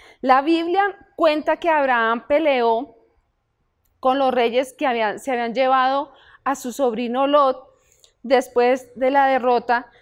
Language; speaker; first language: Spanish; native; Spanish